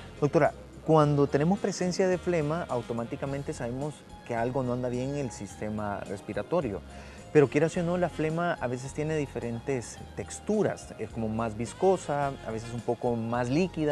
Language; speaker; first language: Spanish; native; Spanish